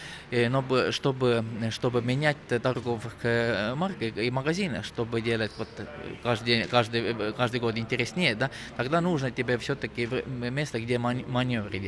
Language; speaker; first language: Russian; non-native, local second language; Estonian